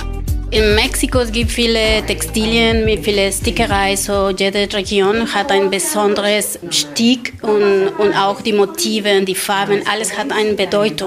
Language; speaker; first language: German; non-native, learner; Spanish